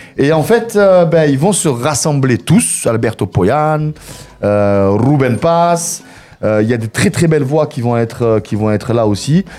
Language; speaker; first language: French; native; French